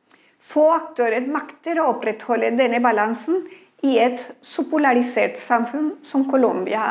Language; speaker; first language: Norwegian; non-native, fluent; Spanish